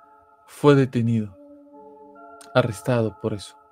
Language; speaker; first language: Spanish; native; Spanish